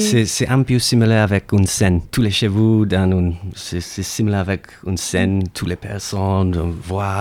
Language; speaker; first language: French; non-native, learner; English